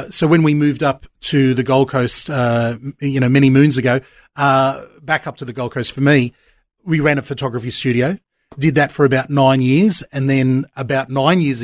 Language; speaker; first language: English; native; English